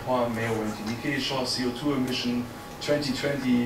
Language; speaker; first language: Chinese; non-native, fluent; German